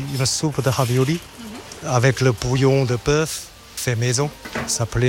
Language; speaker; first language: French; non-native, learner; Chinese